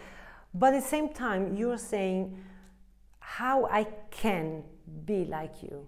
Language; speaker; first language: English; non-native, fluent; Italian